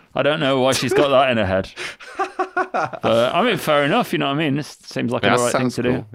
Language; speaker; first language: English; native; English